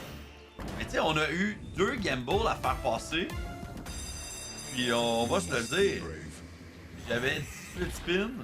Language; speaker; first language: French; native; French